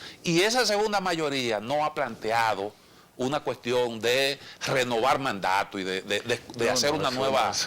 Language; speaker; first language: Spanish; native; Spanish